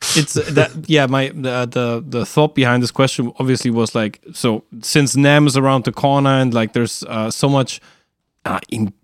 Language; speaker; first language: English; non-native, fluent; German